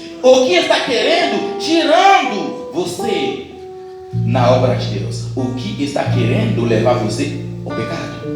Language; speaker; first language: Portuguese; non-native, learner; Haitian Creole